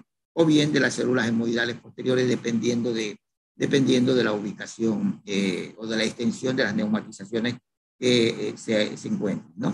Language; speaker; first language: Spanish; native; Spanish